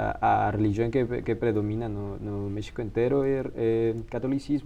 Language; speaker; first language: Portuguese; non-native, fluent; Spanish